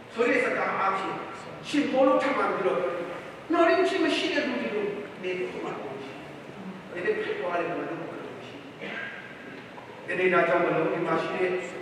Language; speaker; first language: Burmese; non-native, local second language; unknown